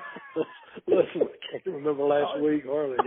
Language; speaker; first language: English; native; English